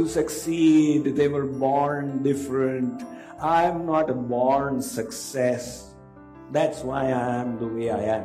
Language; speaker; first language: English; non-native, local second language; Hindi